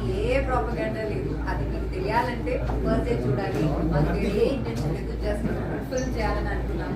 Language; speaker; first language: Telugu; non-native, fluent; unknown